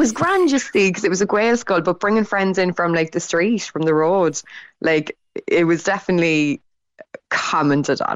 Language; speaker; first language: English; non-native, local second language; Irish